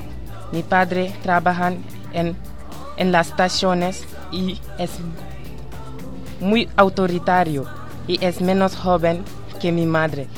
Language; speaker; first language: Spanish; non-native, learner; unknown